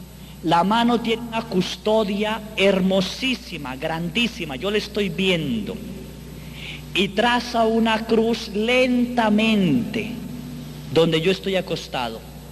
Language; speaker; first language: Spanish; native; Spanish